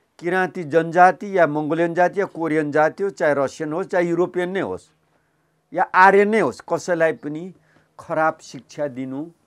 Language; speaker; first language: Nepali; non-native, local second language; Limbu